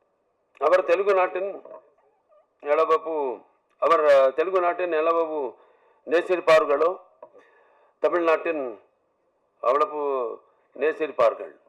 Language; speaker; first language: Tamil; non-native, learner; Telugu